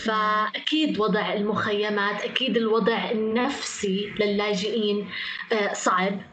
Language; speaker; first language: Arabic; native; Arabic